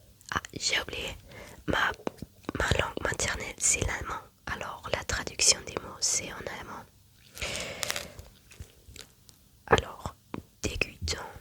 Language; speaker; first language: French; non-native, learner; German